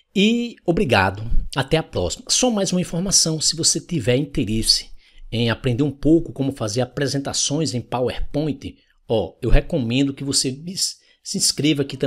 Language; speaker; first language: Portuguese; native; Portuguese